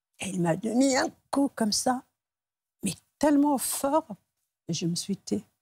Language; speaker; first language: French; non-native, local second language; Arabic